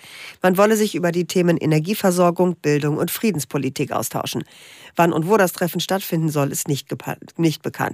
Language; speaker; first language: German; native; German